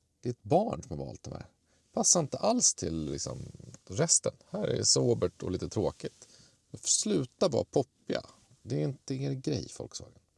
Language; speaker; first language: Swedish; native; Swedish